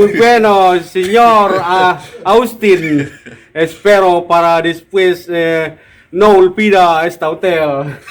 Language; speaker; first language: Spanish; non-native, learner; Indonesian